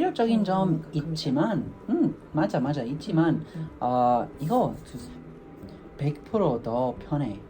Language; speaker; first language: Korean; non-native, learner; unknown